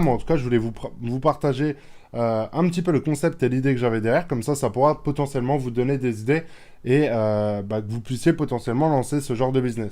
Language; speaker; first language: French; native; French